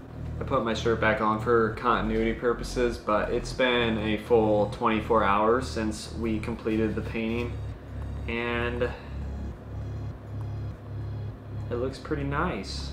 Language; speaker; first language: English; native; English